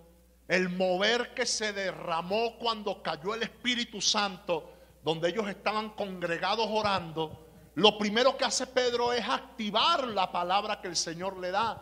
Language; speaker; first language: Spanish; native; Spanish